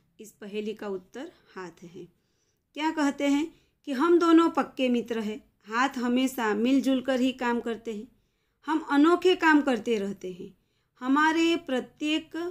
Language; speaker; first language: Hindi; non-native, local second language; Gujarati